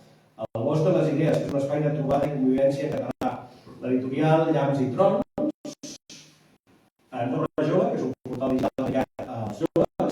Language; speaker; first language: Catalan; native; Catalan